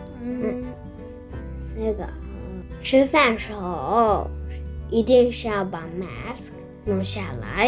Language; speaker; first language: Chinese; early bilingual, heritage; Chinese